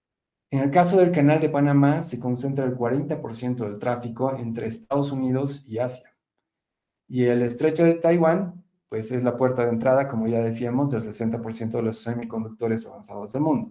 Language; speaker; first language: Spanish; native; Spanish